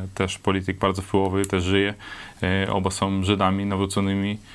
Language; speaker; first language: Polish; non-native, fluent; Hebrew